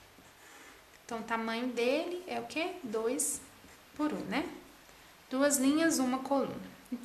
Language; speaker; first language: Portuguese; native; Portuguese